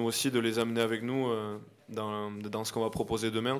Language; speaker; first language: French; native; French